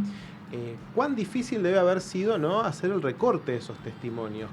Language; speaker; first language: Spanish; native; Spanish